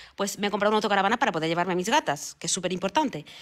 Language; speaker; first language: Spanish; native; Spanish